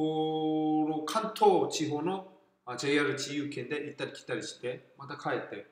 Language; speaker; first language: Japanese; non-native, fluent; Korean